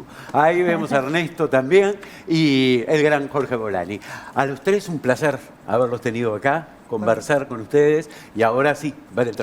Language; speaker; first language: Spanish; native; Spanish